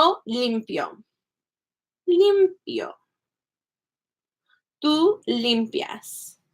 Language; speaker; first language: Spanish; non-native, fluent; English